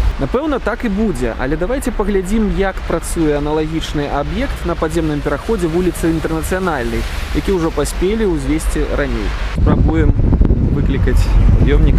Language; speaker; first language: Belarusian; non-native, local second language; Russian